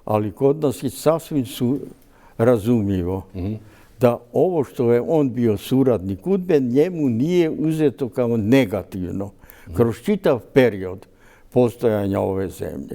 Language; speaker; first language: Croatian; native; Croatian